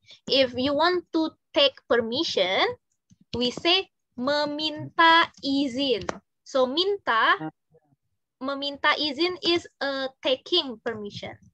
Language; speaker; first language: English; non-native, fluent; Indonesian